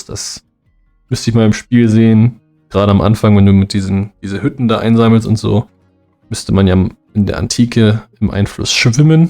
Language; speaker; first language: German; native; German